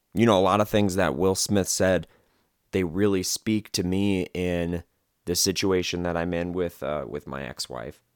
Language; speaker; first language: English; native; English